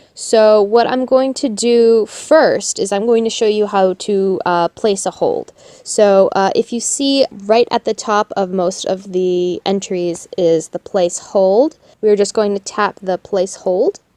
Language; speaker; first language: English; native; English